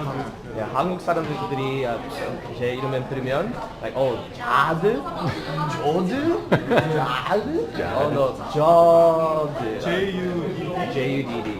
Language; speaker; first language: Korean; non-native, learner; English